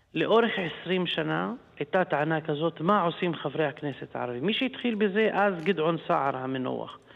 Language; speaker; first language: Hebrew; non-native, local second language; Arabic